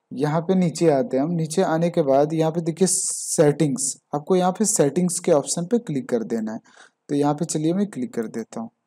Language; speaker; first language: Hindi; native; Hindi